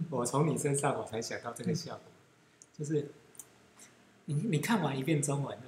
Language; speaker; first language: Chinese; native; Chinese